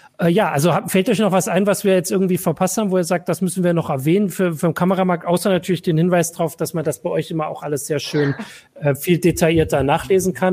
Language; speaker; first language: German; native; German